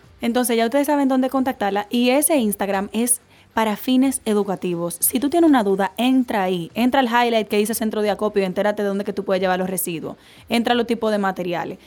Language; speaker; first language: Spanish; native; Spanish